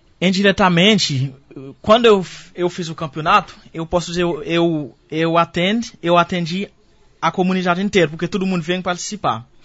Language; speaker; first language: Portuguese; non-native, fluent; Haitian Creole